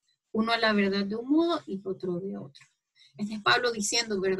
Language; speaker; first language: Spanish; native; Spanish